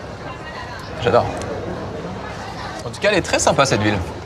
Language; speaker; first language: French; native; French